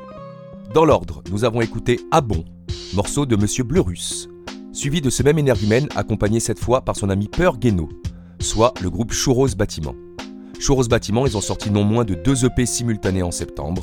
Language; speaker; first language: French; native; French